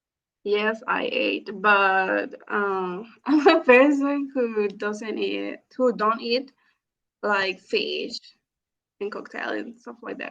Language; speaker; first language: English; non-native, learner; Spanish